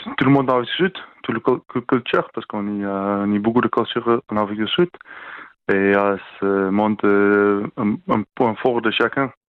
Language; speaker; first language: French; non-native, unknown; Afrikaans